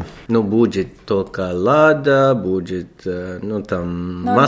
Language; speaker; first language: Russian; non-native, learner; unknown